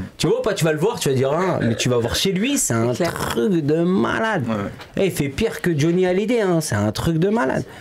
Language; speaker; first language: French; early bilingual, other home language; Arabic